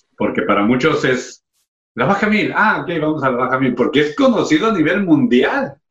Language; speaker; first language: Spanish; native; Spanish